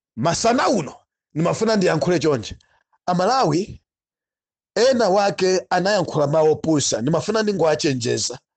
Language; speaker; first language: Nyanja; non-native, local second language; Tumbuka